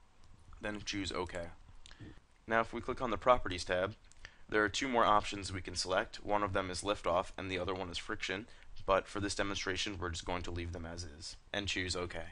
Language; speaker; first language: English; native; English